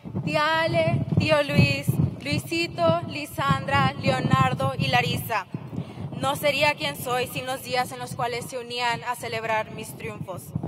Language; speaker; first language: Spanish; early bilingual, heritage; Spanish